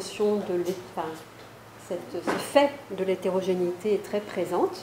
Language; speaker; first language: French; native; French